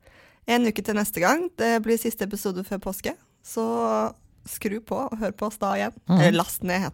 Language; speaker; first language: Norwegian; native; Norwegian